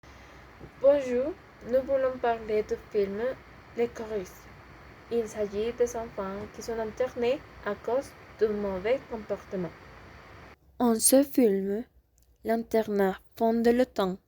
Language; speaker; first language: French; non-native, learner; Spanish